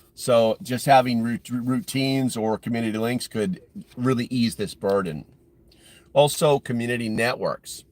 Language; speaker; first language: English; native; English